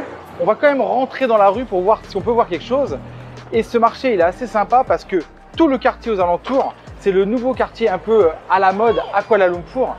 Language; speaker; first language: French; native; French